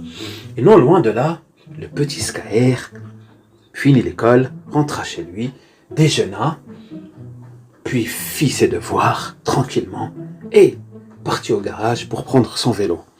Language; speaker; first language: French; native; French